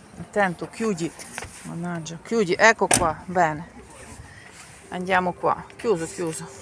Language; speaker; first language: Italian; non-native, learner; Ukrainian